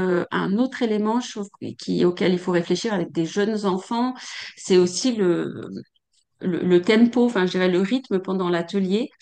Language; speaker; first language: French; native; French